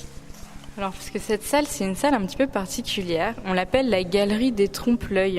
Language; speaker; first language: French; native; French